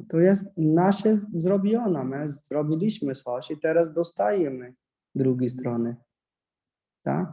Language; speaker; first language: Polish; non-native, learner; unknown